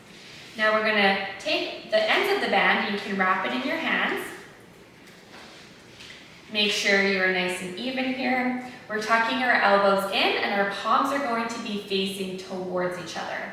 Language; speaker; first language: English; native; English